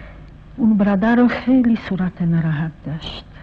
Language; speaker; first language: Persian; non-native, fluent; Polish